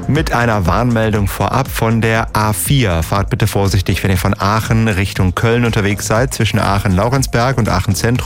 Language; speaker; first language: German; native; German